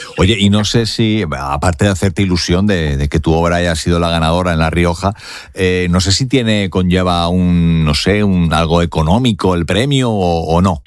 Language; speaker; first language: Spanish; native; Spanish